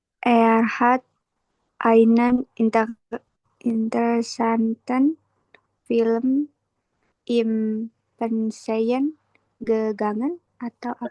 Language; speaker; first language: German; non-native, learner; Indonesian